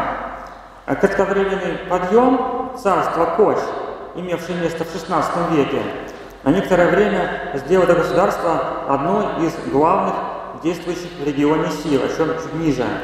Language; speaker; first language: Russian; native; Russian